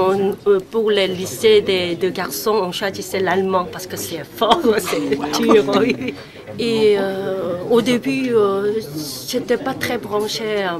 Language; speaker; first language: French; non-native, fluent; Korean